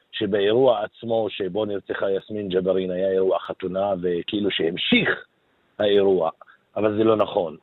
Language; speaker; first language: Hebrew; non-native, local second language; Arabic